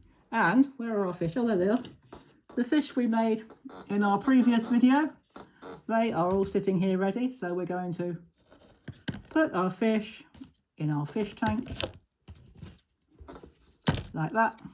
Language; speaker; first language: English; native; English